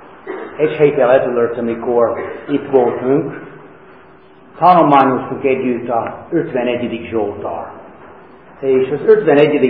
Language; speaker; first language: Hungarian; non-native, fluent; English